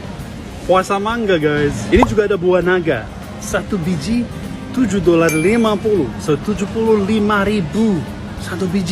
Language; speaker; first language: Indonesian; non-native, fluent; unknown